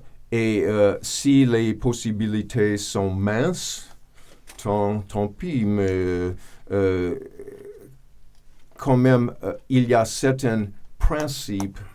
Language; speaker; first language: French; non-native, fluent; English